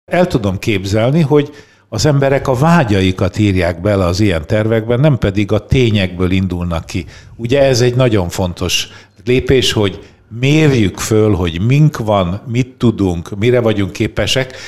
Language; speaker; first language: Hungarian; native; Hungarian